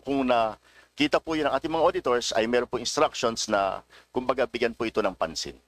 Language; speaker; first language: Filipino; native; Filipino